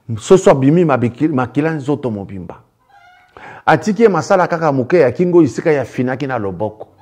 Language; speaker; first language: Lingala; native; Lingala